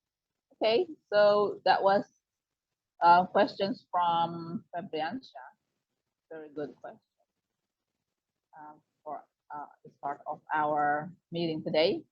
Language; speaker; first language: English; non-native, fluent; Indonesian